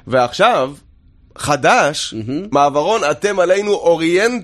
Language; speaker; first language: Hebrew; native; Hebrew